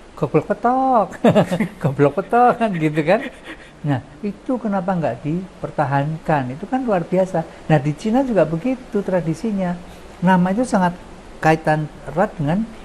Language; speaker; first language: Indonesian; non-native, local second language; Javanese